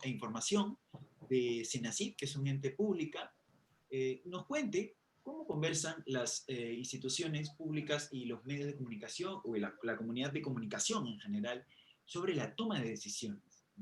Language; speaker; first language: Spanish; native; Spanish